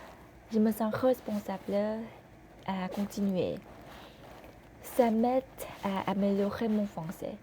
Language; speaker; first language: French; non-native, learner; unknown